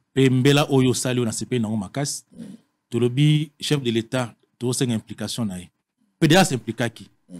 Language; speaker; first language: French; non-native, local second language; Lingala